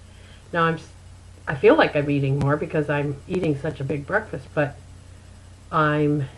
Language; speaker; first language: English; native; English